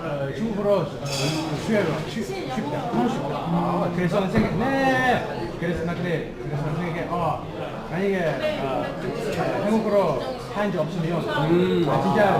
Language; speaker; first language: Korean; non-native, learner; English